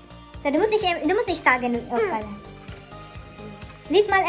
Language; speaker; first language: German; non-native, learner; Filipino